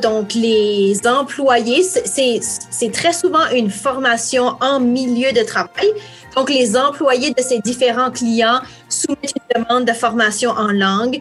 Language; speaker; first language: French; native; French